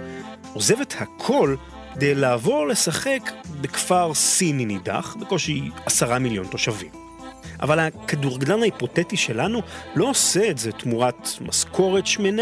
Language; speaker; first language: Hebrew; native; Hebrew